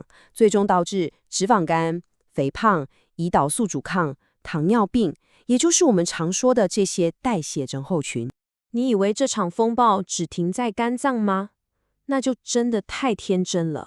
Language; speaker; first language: Chinese; native; Chinese